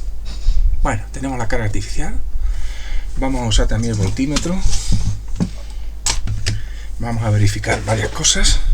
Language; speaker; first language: Spanish; native; Spanish